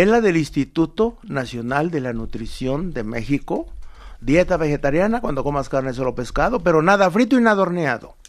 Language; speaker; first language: Spanish; native; Spanish